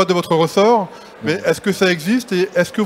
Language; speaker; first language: French; native; French